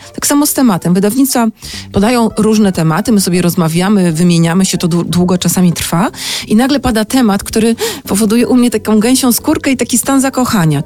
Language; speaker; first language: Polish; native; Polish